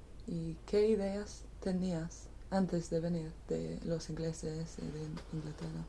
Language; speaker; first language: Spanish; non-native, fluent; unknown